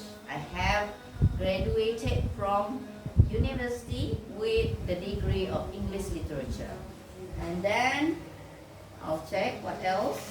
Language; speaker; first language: English; non-native, fluent; Indonesian